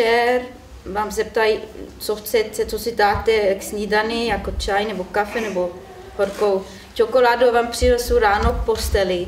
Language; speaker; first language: Czech; non-native, learner; German